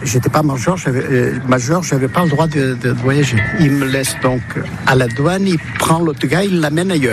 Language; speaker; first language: French; early bilingual, other home language; Portuguese